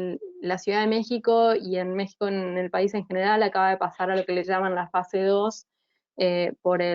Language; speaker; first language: Spanish; native; Spanish